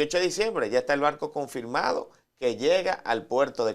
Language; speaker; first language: Spanish; native; Spanish